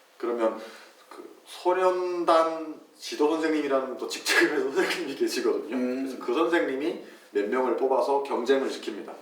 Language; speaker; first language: Korean; native; Korean